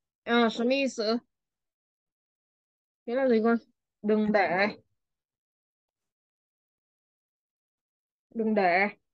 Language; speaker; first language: Chinese; non-native, fluent; Vietnamese